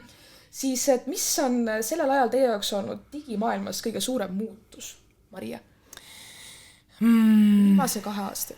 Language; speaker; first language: Estonian; native; Estonian